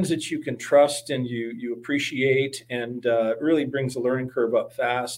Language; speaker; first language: English; native; English